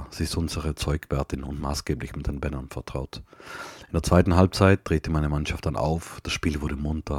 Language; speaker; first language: German; native; German